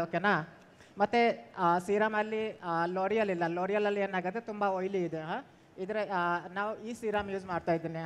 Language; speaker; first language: Kannada; non-native, local second language; Hindi